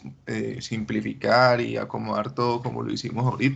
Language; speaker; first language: Spanish; native; Spanish